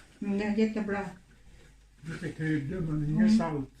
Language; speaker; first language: Swedish; non-native, learner; Thai